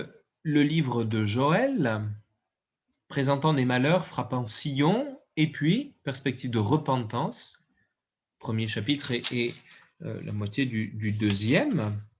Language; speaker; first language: French; native; French